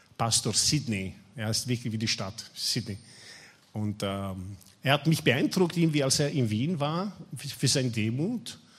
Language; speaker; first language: German; non-native, fluent; Italian